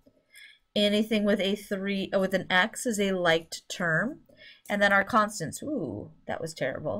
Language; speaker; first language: English; native; English